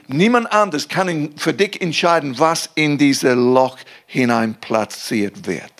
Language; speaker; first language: German; non-native, fluent; English